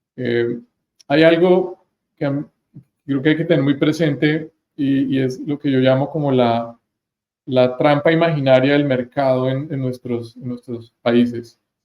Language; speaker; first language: Spanish; native; Spanish